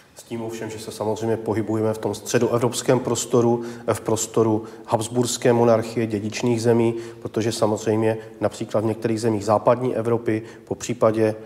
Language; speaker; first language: Czech; native; Czech